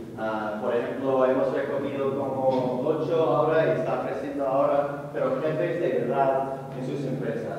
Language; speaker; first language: Spanish; non-native, learner; English